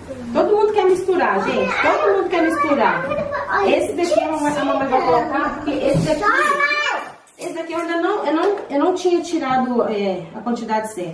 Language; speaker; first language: Portuguese; native; Portuguese